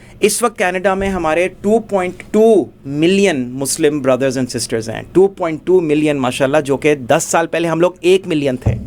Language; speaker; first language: Urdu; native; Urdu